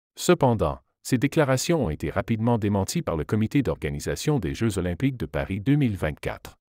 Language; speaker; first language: French; native; French